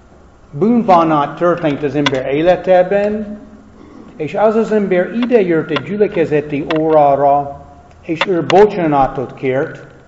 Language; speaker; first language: Hungarian; non-native, fluent; English